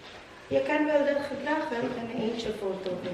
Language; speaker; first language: Dutch; non-native, learner; Filipino